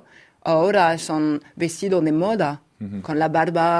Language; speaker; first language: Spanish; non-native, fluent; French